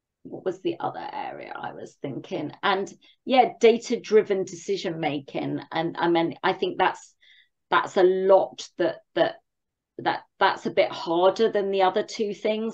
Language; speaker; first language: English; native; English